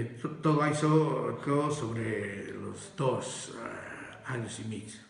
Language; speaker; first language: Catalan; non-native, local second language; Spanish